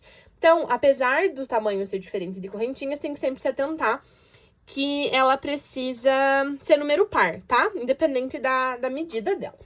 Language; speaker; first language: Portuguese; native; Portuguese